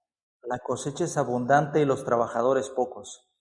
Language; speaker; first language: Spanish; native; Spanish